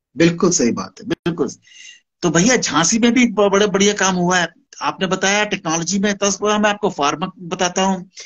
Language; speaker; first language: Hindi; native; Hindi